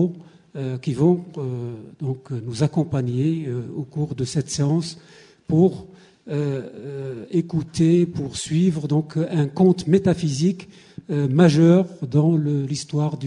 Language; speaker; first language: French; native; French